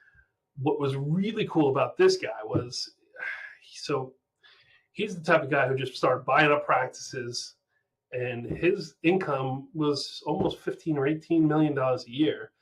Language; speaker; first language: English; native; English